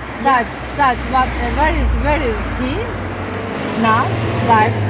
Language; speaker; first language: English; non-native, learner; Turkish